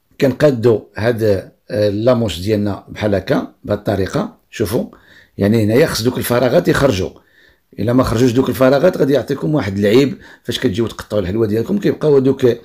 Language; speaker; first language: Arabic; native; Arabic